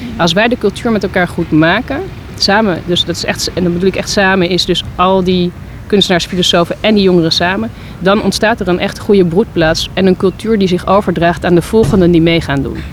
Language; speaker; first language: Dutch; native; Dutch